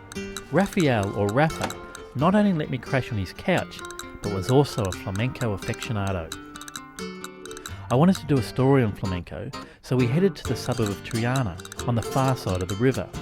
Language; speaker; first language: English; native; English